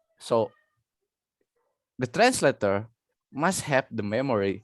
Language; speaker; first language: English; non-native, learner; Indonesian